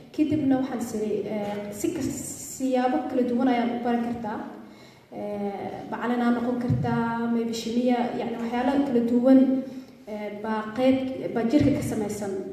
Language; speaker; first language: Somali; early bilingual, heritage; Somali